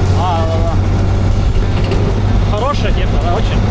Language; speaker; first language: Russian; non-native, learner; Lithuanian